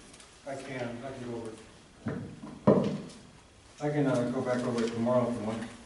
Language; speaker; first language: English; native; English